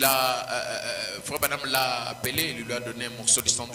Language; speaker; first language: French; non-native, local second language; Swahili